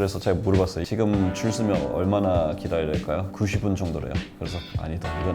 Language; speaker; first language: Korean; non-native, fluent; English